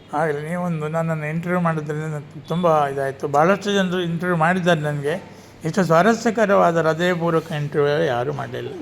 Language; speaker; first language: Kannada; native; Kannada